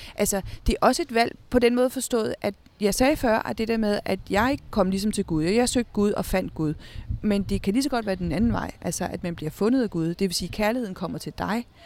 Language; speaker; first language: Danish; early bilingual, other home language; Spanish